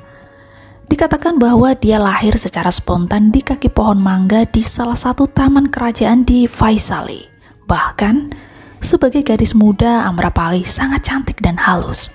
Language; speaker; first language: Indonesian; native; Indonesian